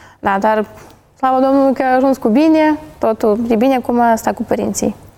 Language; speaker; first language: Romanian; non-native, fluent; Ukrainian